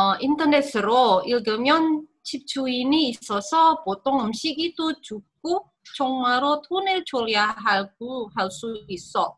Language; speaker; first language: Korean; non-native, learner; Indonesian